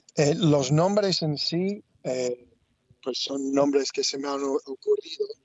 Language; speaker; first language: Spanish; non-native, fluent; English